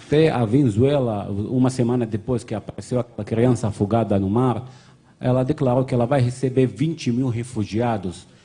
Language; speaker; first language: Portuguese; non-native, fluent; Arabic